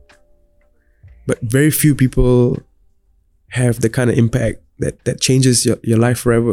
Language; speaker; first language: English; non-native, local second language; Tamil